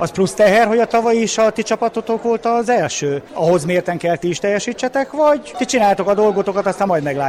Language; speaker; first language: Hungarian; native; Hungarian